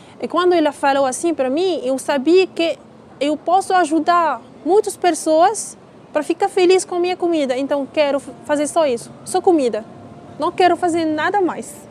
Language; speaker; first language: Portuguese; non-native, learner; Arabic